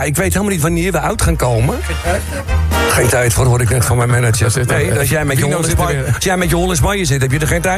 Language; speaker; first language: Dutch; native; Dutch